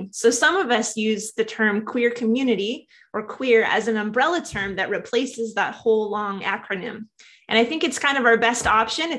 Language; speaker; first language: English; native; English